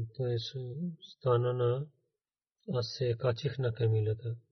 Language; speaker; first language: Bulgarian; non-native, learner; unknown